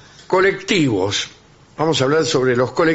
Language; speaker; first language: Spanish; native; Spanish